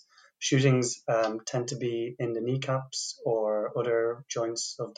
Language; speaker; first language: English; native; English